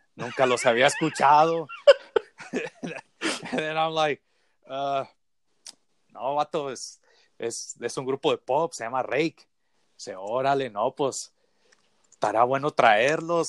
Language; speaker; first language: Spanish; early bilingual, heritage; Spanish